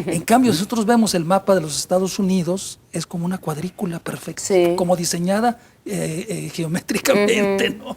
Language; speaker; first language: Spanish; native; Spanish